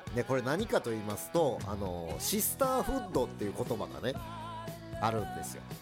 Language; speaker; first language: Japanese; early bilingual, other home language; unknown